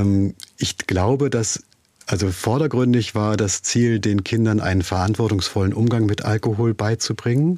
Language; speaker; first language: German; native; German